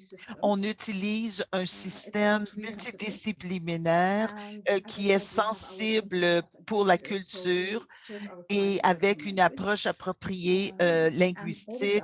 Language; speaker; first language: French; non-native, fluent; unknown